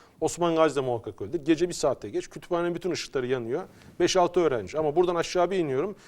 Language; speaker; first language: Turkish; native; Turkish